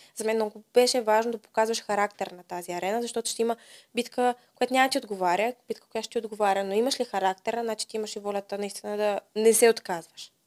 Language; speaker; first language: Bulgarian; native; Bulgarian